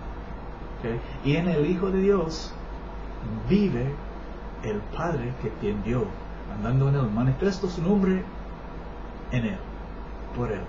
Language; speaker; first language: Spanish; non-native, learner; English